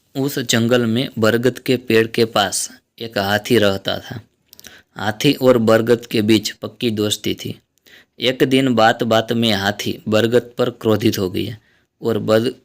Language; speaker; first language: Hindi; non-native, local second language; Gujarati